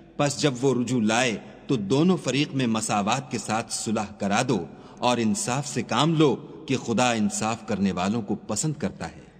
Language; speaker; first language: Urdu; native; Urdu